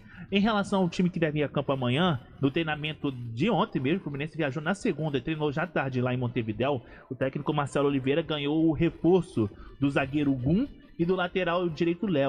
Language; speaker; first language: Portuguese; native; Portuguese